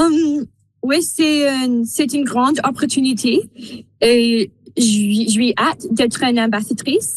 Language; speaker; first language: French; non-native, local second language; English